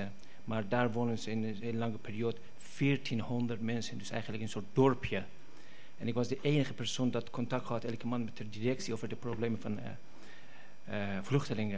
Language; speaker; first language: Dutch; non-native, fluent; Persian